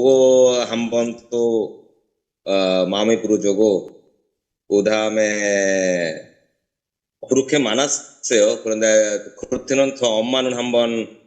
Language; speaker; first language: Korean; non-native, learner; Bangla